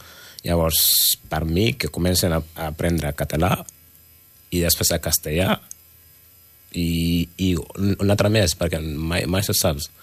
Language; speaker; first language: Catalan; non-native, learner; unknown